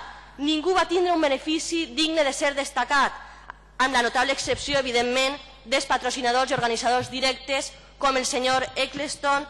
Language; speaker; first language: Catalan; native; Catalan